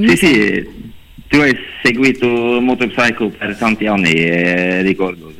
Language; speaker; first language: Italian; non-native, learner; Norwegian